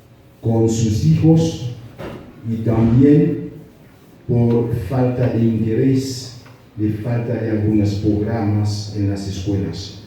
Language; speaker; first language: Spanish; non-native, fluent; Haitian Creole